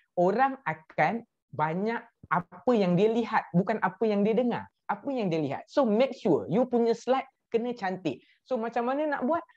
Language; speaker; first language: Malay; native; Malay